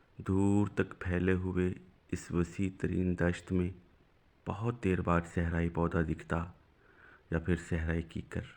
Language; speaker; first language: Urdu; non-native, local second language; Punjabi